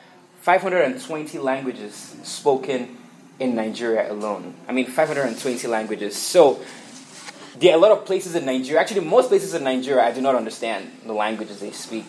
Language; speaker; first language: English; non-native, local second language; Igbo